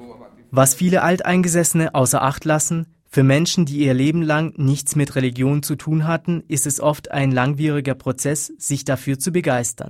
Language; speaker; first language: German; native; German